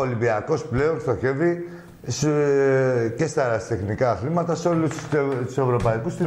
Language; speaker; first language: Greek; native; Greek